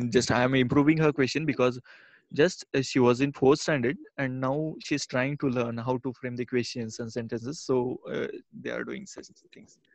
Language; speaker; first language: English; non-native, local second language; Marathi